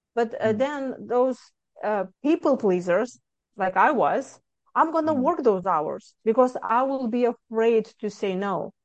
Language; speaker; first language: English; non-native, fluent; Lithuanian